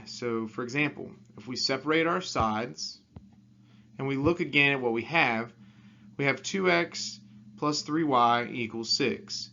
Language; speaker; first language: English; native; English